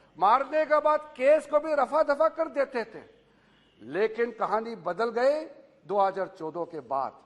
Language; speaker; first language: Hindi; non-native, local second language; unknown